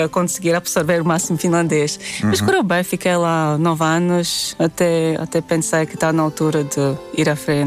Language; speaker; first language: Portuguese; non-native, fluent; Latvian